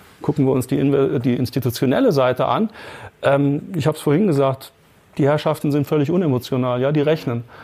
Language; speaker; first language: German; native; German